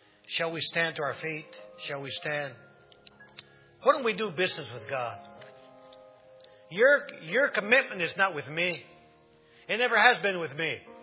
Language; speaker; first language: English; non-native, fluent; Spanish